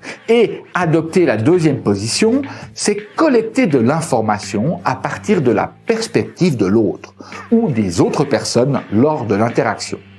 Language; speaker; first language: French; native; French